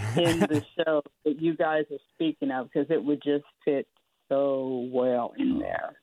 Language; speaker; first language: English; native; English